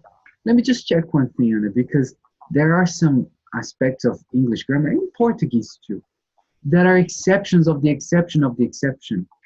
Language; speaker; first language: English; non-native, fluent; Portuguese